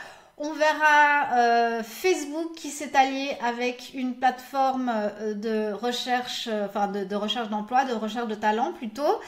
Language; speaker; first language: French; native; French